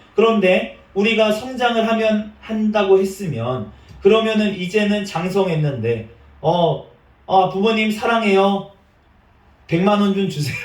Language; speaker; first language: Korean; native; Korean